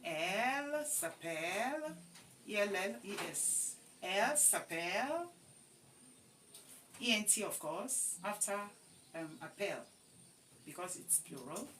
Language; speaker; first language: French; non-native, learner; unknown